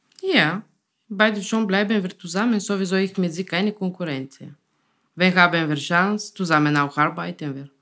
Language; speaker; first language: German; non-native, learner; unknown